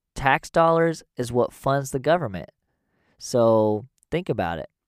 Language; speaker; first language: English; native; English